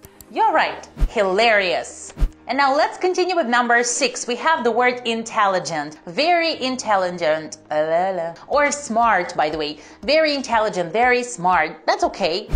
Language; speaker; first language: English; non-native, fluent; Romanian